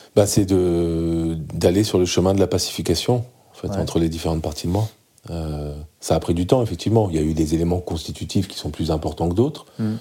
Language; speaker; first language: French; early bilingual, other home language; Arabic